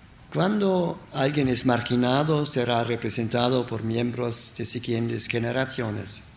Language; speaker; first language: Spanish; non-native, learner; German